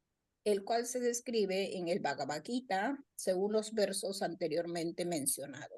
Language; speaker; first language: Spanish; native; Spanish